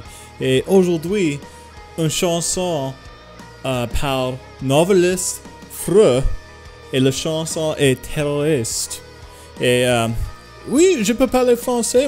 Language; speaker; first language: French; non-native, learner; English